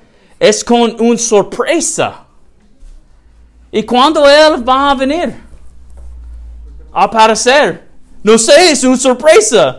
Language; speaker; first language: Spanish; non-native, learner; English